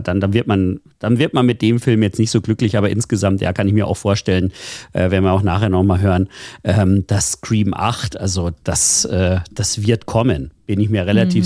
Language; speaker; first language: German; native; German